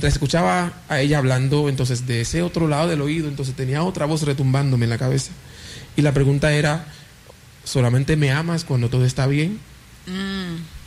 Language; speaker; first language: Spanish; non-native, fluent; Haitian Creole